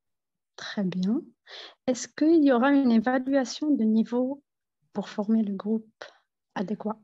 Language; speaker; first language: French; non-native, fluent; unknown